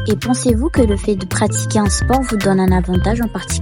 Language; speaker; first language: French; non-native, local second language; Malagasy